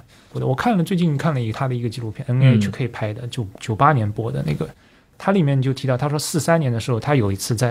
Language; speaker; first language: Chinese; native; Chinese